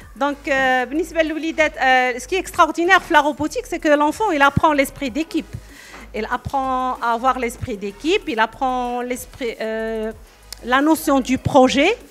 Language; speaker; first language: French; non-native, local second language; Arabic